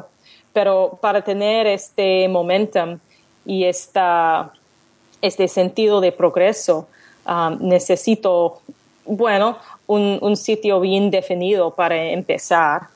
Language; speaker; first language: Spanish; non-native, learner; English